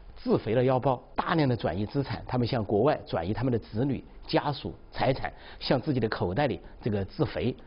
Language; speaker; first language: Chinese; native; Chinese